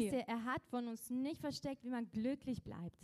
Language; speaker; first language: German; non-native, local second language; Russian